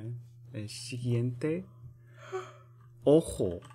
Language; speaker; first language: Spanish; non-native, learner; Korean